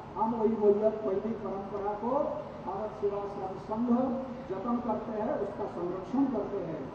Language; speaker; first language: Hindi; non-native, local second language; Bangla